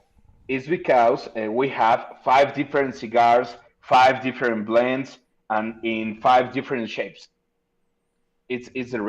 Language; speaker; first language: English; non-native, learner; Spanish